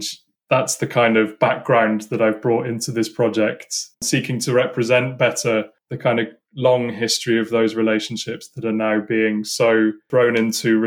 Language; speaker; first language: English; native; English